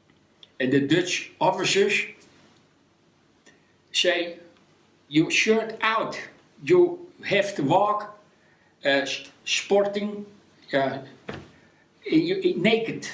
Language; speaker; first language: English; non-native, learner; Dutch